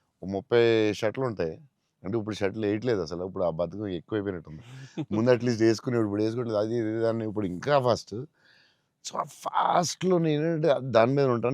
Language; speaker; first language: Telugu; native; Telugu